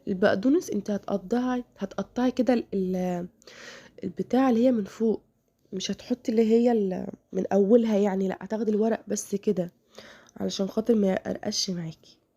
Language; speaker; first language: Arabic; native; Arabic